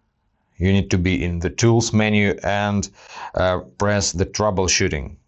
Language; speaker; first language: English; non-native, fluent; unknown